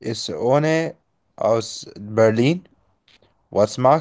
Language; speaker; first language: German; non-native, learner; Bangla